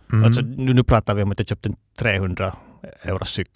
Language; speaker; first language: Swedish; native; Swedish